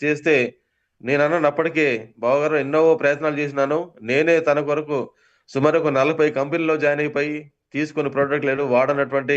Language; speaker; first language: Telugu; native; Telugu